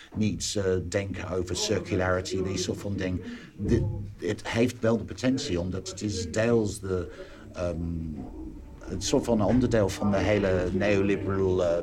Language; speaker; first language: Dutch; non-native, fluent; English